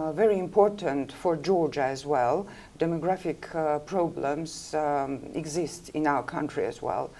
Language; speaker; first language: English; non-native, fluent; Georgian